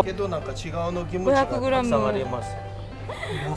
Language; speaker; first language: Japanese; non-native, learner; Korean